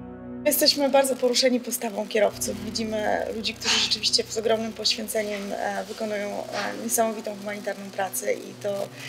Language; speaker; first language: Polish; native; Polish